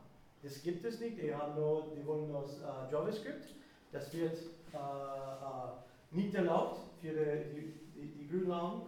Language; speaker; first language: German; non-native, fluent; English